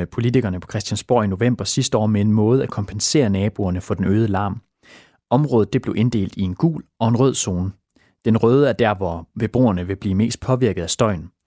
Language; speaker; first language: Danish; native; Danish